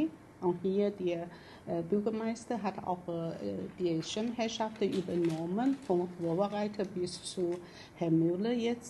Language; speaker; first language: German; non-native, fluent; Chinese